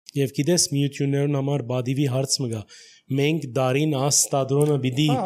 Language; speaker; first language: Armenian; early bilingual, heritage; Armenian